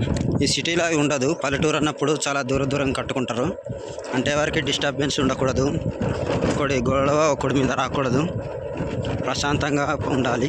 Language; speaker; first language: Telugu; native; Telugu